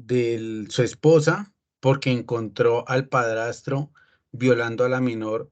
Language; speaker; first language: Spanish; native; Spanish